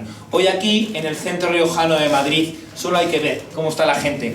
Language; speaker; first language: Spanish; native; Spanish